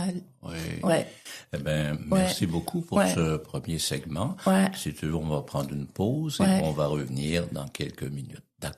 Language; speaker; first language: French; native; French